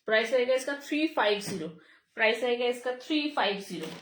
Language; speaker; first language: Hindi; non-native, local second language; Bangla